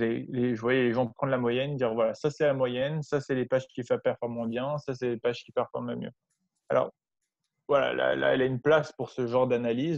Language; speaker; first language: French; native; French